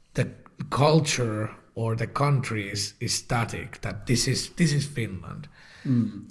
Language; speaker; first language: English; non-native, fluent; Finnish